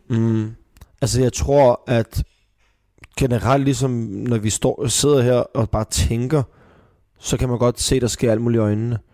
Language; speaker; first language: Danish; early bilingual, other home language; Persian